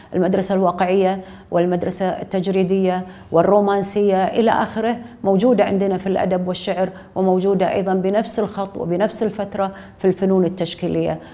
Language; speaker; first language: Arabic; native; Arabic